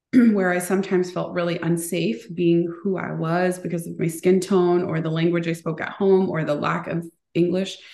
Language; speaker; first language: English; early bilingual, other home language; Spanish